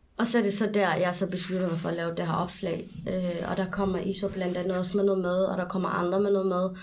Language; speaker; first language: Danish; early bilingual, other home language; Arabic